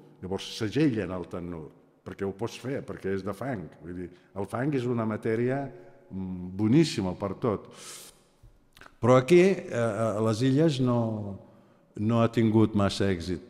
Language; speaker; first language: Catalan; non-native, fluent; Aramaic